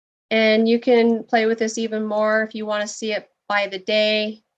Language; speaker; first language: English; native; English